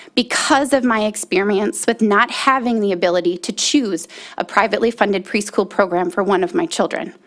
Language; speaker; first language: English; native; English